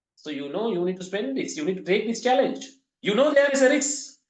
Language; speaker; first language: English; non-native, local second language; Sinhala